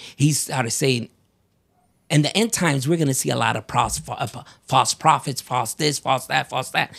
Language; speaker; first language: English; early bilingual, other home language; Spanish